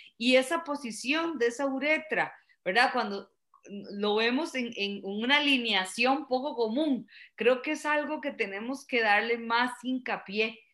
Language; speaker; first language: Spanish; native; Spanish